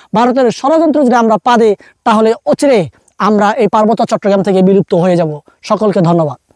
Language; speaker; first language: Bangla; non-native, local second language; Marma